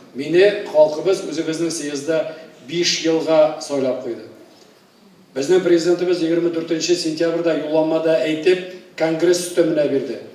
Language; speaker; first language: Tatar; native; Tatar